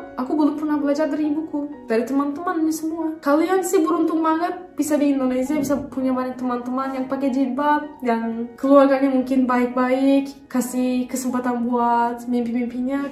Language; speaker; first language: Indonesian; non-native, fluent; Turkish